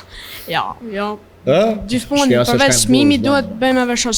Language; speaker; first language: Albanian; early bilingual, heritage; Albanian